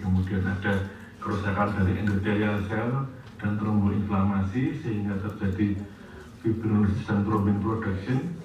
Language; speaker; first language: Indonesian; native; Indonesian